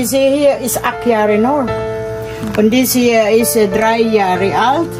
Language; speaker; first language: German; non-native, learner; Filipino